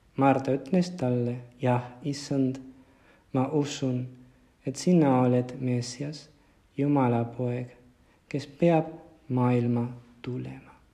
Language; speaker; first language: Estonian; non-native, fluent; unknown